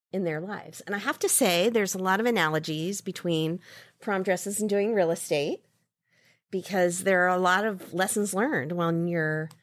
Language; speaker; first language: English; native; English